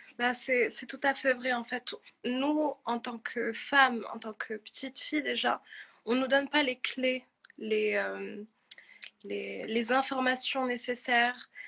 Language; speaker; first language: French; non-native, local second language; Arabic